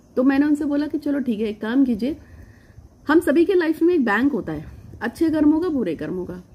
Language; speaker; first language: Hindi; native; Hindi